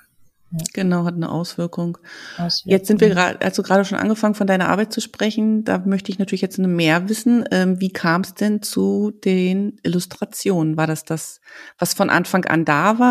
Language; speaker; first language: German; native; German